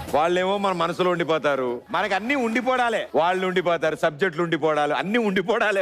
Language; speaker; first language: Telugu; native; Telugu